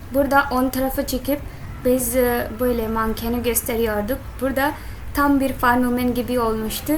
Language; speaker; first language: Turkish; non-native, learner; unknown